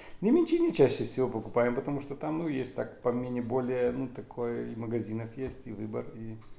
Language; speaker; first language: Russian; non-native, local second language; Polish